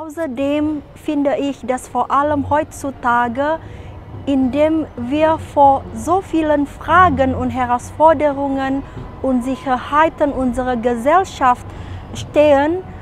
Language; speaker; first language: German; non-native, fluent; Indonesian